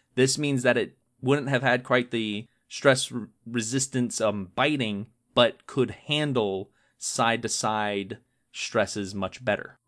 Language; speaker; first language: English; native; English